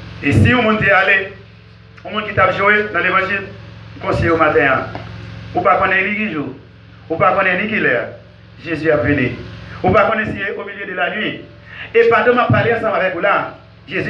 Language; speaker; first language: French; non-native, local second language; Haitian Creole